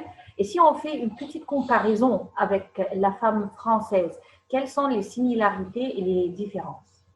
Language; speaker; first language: French; non-native, fluent; Arabic